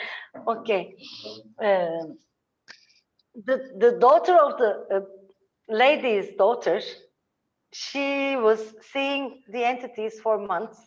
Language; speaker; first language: English; non-native, learner; Turkish